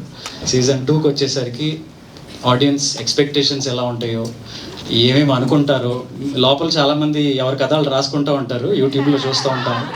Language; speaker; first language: Telugu; native; Telugu